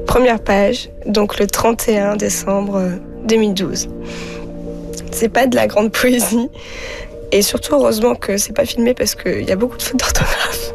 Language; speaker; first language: French; native; French